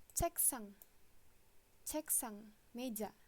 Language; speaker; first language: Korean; non-native, fluent; Indonesian